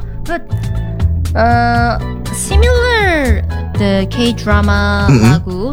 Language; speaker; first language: English; non-native, learner; Korean